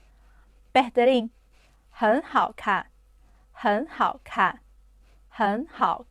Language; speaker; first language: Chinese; non-native, fluent; Urdu